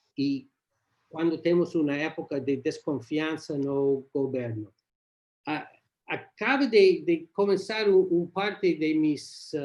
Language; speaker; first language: Portuguese; non-native, learner; English